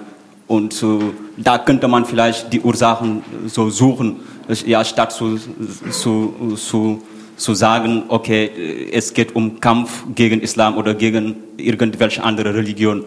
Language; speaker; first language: German; non-native, fluent; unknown